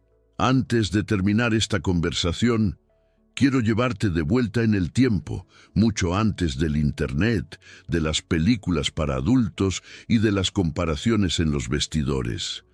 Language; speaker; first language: Spanish; native; Spanish